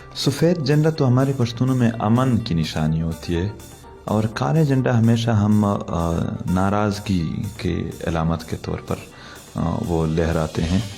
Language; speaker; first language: Urdu; non-native, local second language; Pashto